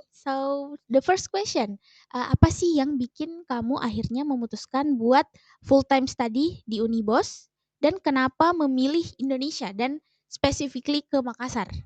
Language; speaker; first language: Indonesian; native; Indonesian